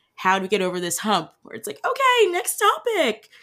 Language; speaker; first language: English; native; English